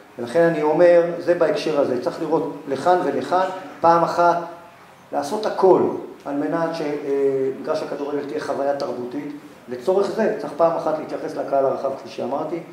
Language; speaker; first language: Hebrew; non-native, local second language; Arabic